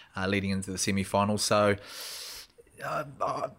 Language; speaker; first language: English; native; English